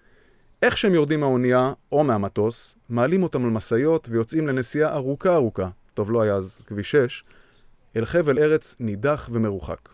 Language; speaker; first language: Hebrew; native; Hebrew